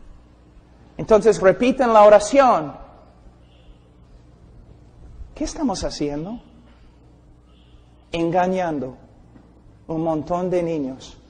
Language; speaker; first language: Spanish; non-native, fluent; English